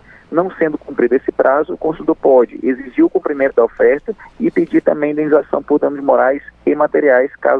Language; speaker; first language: Portuguese; native; Portuguese